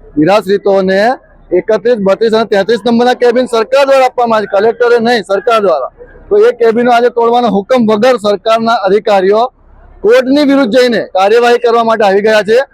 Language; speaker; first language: Gujarati; native; Gujarati